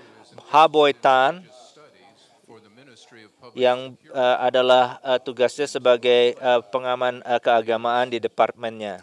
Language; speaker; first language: Indonesian; non-native, fluent; English